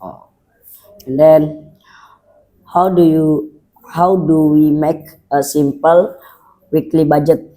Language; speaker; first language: English; non-native, learner; Indonesian